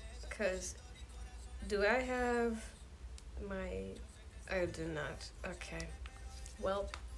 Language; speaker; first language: English; native; English